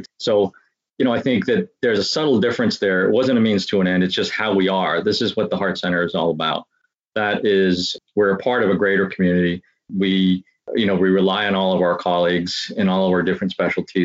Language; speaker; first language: English; native; English